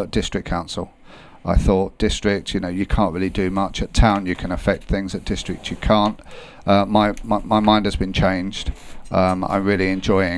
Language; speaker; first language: English; native; English